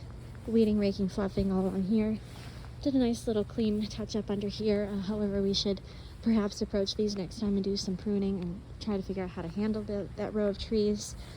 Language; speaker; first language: English; native; English